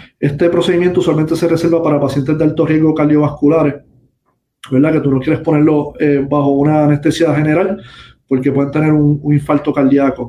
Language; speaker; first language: Spanish; native; Spanish